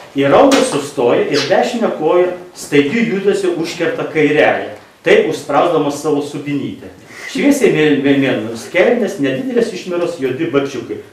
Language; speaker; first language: Lithuanian; native; Lithuanian